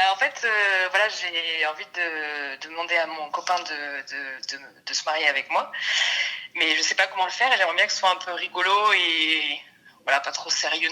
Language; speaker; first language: French; native; French